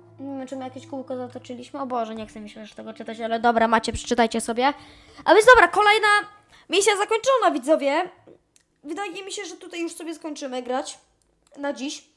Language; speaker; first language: Polish; native; Polish